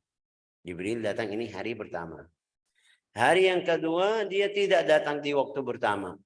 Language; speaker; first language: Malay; non-native, fluent; Arabic